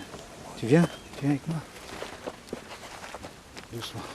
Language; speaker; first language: French; non-native, learner; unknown